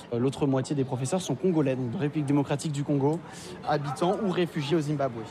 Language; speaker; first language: French; native; French